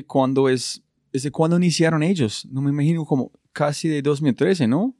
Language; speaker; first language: Spanish; non-native, fluent; English